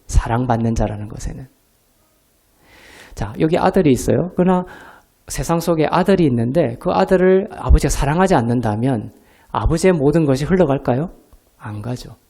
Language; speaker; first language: Korean; native; Korean